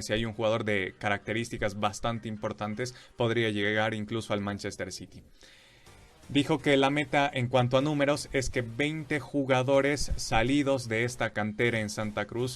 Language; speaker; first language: Spanish; native; Spanish